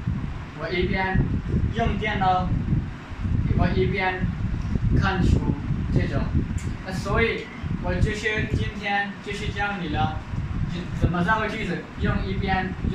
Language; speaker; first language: Chinese; non-native, fluent; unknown